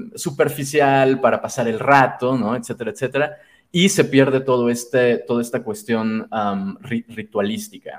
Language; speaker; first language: Spanish; native; Spanish